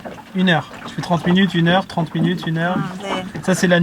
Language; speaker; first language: French; native; French